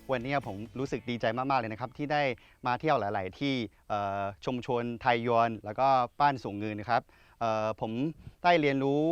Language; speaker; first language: Thai; non-native, fluent; Chinese